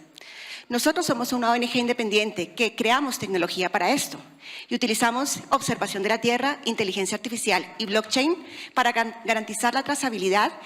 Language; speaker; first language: Spanish; native; Spanish